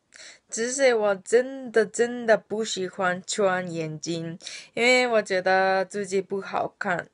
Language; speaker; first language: Chinese; non-native, learner; Japanese